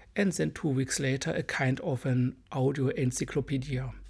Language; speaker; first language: English; non-native, fluent; German